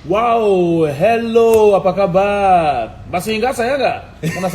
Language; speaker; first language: Indonesian; non-native, fluent; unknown